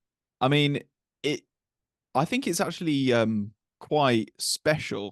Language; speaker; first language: English; native; English